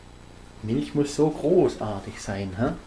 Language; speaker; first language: German; native; German